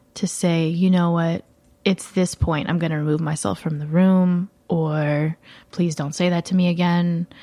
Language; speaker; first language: English; native; English